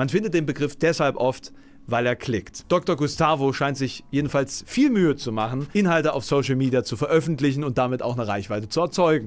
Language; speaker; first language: German; native; German